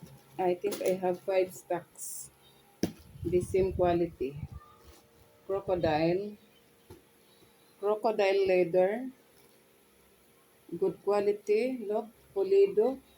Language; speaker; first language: English; non-native, local second language; Filipino